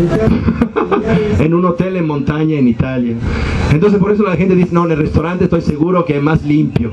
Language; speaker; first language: Spanish; non-native, fluent; Italian